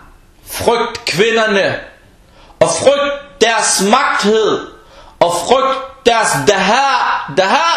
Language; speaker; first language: Danish; early bilingual, other home language; Arabic